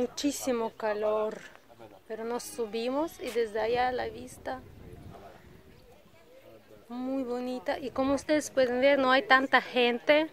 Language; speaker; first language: Spanish; non-native, learner; Russian